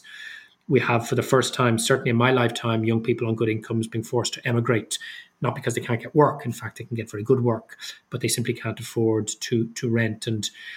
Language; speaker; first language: English; native; English